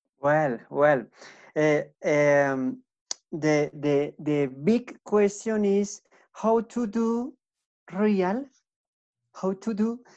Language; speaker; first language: English; non-native, learner; Spanish